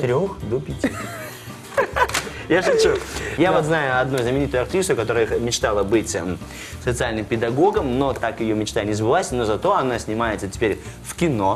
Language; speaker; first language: Russian; native; Russian